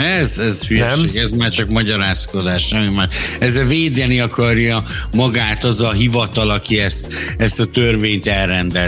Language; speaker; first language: Hungarian; native; Hungarian